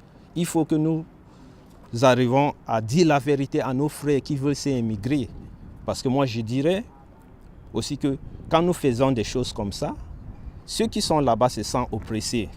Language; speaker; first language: French; non-native, local second language; Wolof